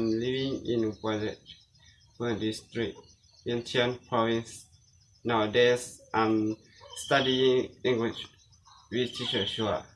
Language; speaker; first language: English; non-native, learner; Lao